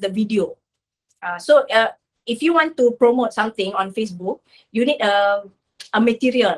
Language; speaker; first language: English; non-native, local second language; Malay